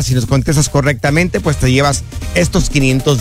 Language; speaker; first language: Spanish; native; Spanish